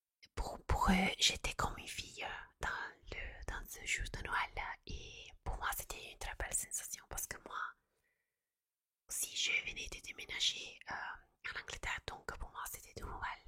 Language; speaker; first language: French; non-native, fluent; Italian